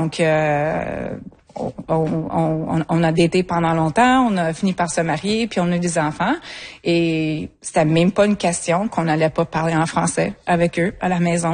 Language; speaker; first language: French; native; French